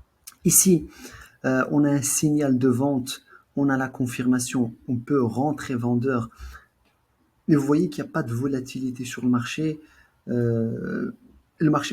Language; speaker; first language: French; native; French